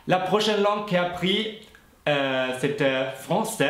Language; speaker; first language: French; non-native, fluent; German